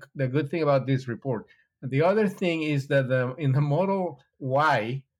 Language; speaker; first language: English; non-native, fluent; Spanish